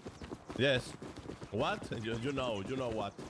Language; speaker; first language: English; non-native, learner; Spanish